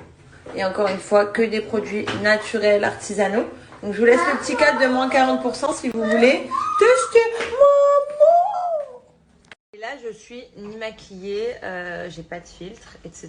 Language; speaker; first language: French; native; French